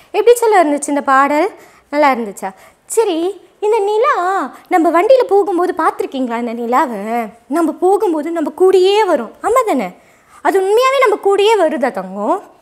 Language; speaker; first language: Tamil; native; Tamil